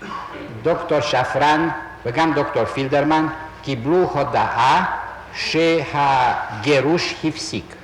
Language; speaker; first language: Hebrew; non-native, fluent; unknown